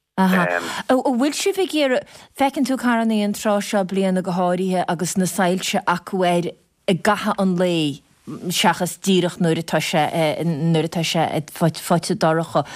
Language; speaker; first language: Irish; native; Irish